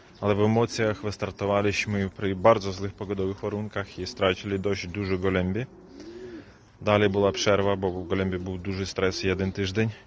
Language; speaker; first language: Polish; non-native, learner; Ukrainian